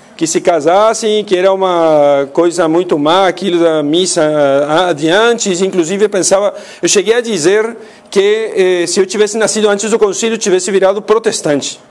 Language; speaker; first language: Portuguese; non-native, fluent; Spanish